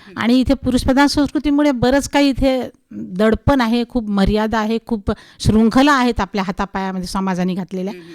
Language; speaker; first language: Marathi; non-native, local second language; Hindi